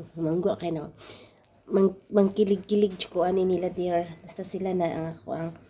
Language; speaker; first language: Filipino; non-native, local second language; Cebuano